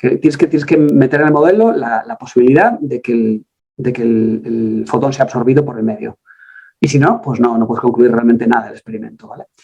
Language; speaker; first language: Spanish; native; Spanish